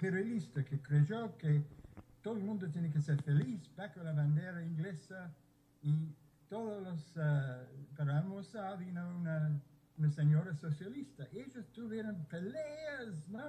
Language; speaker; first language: Spanish; non-native, fluent; English